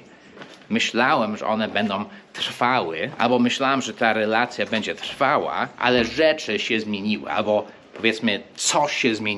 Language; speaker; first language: Polish; non-native, fluent; English